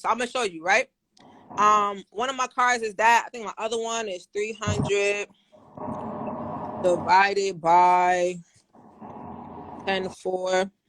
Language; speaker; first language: English; native; English